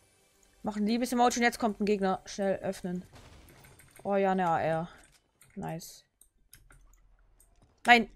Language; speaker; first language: German; native; German